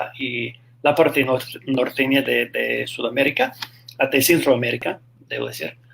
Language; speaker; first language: Spanish; non-native, fluent; English